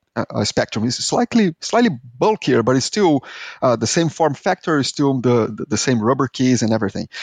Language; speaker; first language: English; non-native, fluent; Portuguese